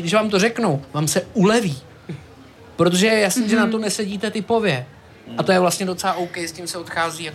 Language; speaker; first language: Czech; native; Czech